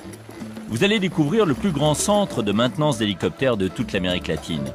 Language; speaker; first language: French; native; French